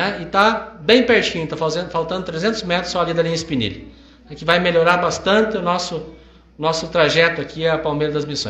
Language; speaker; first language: Portuguese; native; Portuguese